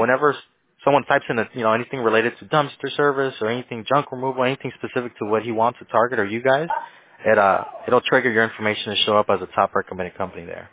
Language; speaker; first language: English; early bilingual, other home language; Spanish